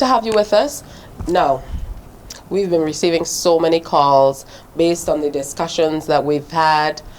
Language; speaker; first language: English; native; English